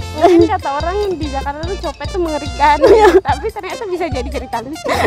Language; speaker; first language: Indonesian; native; Indonesian